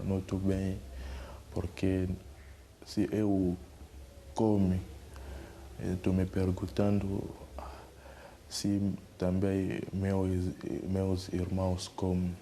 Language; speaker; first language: Portuguese; non-native, learner; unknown